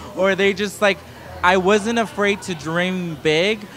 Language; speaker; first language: English; early bilingual, other home language; Spanish